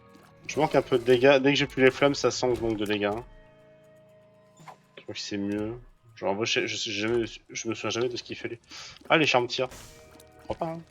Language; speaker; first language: French; native; French